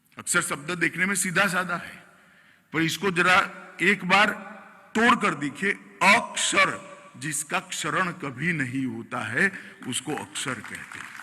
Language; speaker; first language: Hindi; non-native, local second language; Gujarati